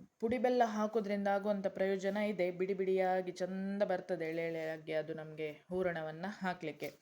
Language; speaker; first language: Kannada; non-native, local second language; Konkani